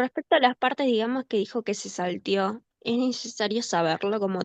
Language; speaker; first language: Spanish; native; Spanish